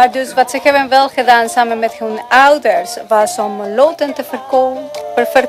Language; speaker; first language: Dutch; non-native, fluent; Spanish